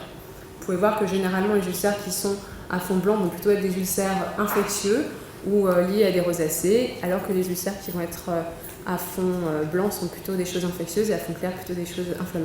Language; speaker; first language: French; native; French